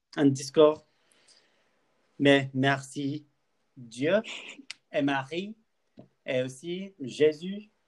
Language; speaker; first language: French; non-native, learner; English